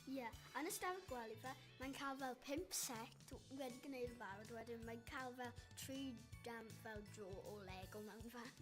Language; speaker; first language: Welsh; non-native, local second language; English